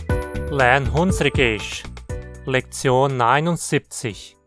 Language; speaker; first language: German; early bilingual, heritage; Portuguese